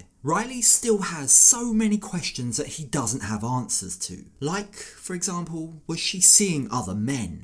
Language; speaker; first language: English; native; English